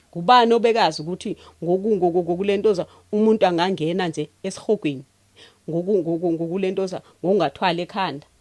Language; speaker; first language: Zulu; non-native, local second language; Xhosa